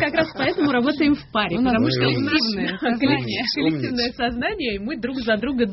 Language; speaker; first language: Russian; native; Russian